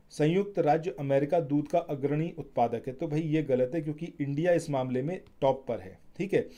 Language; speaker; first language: Hindi; native; Hindi